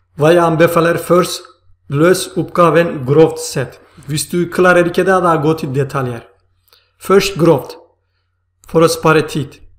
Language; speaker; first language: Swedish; non-native, fluent; Turkish